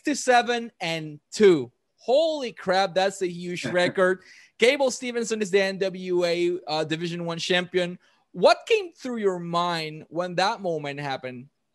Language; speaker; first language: English; non-native, local second language; Spanish